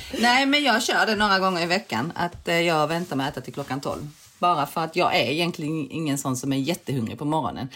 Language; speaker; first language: Swedish; early bilingual, other home language; Korean